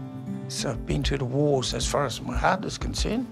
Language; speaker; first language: English; native; English